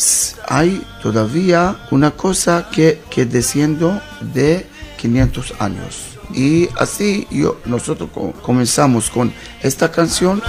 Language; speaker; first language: Spanish; non-native, learner; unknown